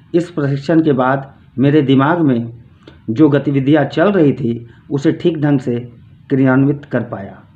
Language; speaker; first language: Hindi; native; Hindi